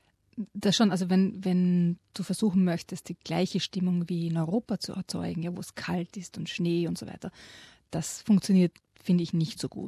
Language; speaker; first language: German; native; German